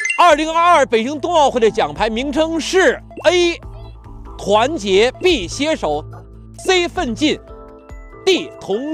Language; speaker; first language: Chinese; native; Chinese